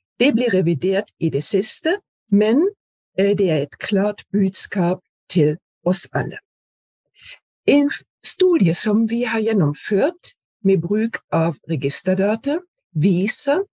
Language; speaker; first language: Norwegian; non-native, fluent; German